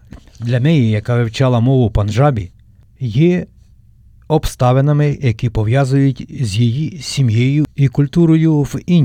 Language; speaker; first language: Ukrainian; native; Ukrainian